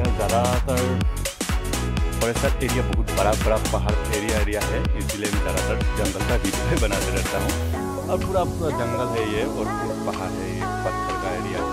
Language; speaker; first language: Hindi; non-native, local second language; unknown